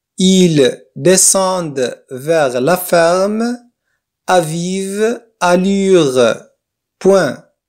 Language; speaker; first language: French; non-native, local second language; Arabic